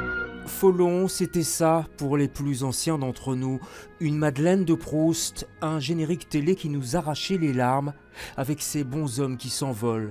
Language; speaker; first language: French; native; French